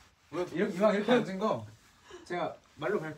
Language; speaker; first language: Korean; native; Korean